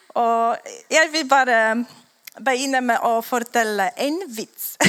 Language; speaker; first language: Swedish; non-native, learner; Polish